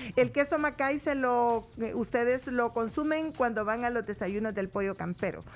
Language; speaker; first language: Spanish; native; Spanish